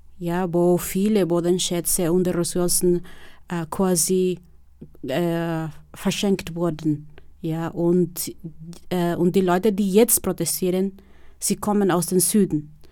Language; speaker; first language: German; non-native, fluent; Spanish